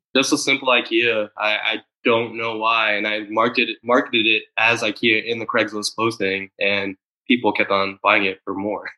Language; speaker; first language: English; native; English